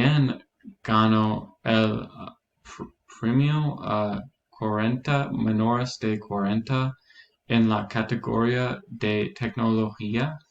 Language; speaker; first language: Spanish; non-native, learner; English